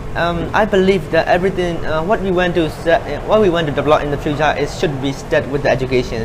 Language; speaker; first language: English; non-native, learner; Burmese